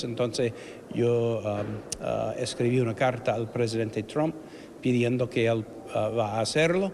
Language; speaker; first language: Spanish; non-native, fluent; English